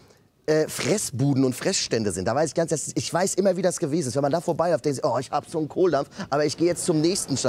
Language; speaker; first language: German; native; German